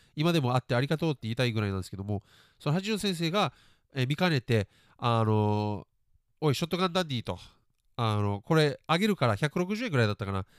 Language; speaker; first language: Japanese; early bilingual, other home language; English